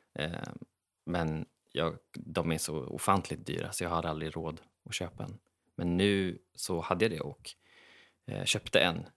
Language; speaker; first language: Swedish; native; Swedish